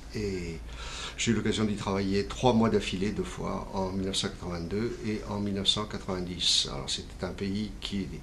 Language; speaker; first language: French; native; French